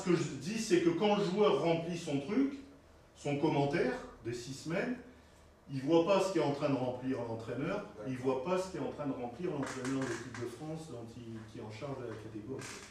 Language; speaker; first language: French; native; French